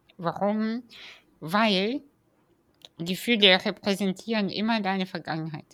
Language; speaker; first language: German; early bilingual, other home language; Russian